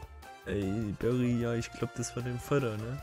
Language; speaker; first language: German; native; German